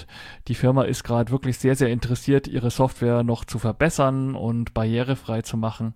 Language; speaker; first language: German; native; German